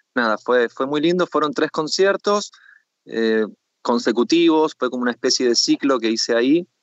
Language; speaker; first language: Spanish; native; Spanish